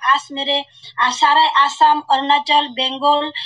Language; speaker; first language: Hindi; non-native, local second language; Assamese